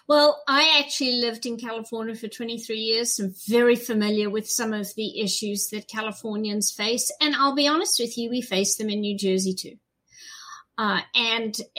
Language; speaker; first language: English; native; English